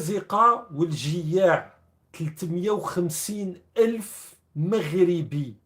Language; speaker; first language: Arabic; native; Arabic